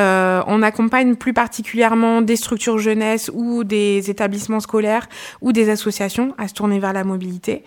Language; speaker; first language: French; native; French